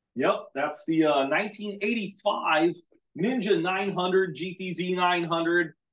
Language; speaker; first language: English; native; English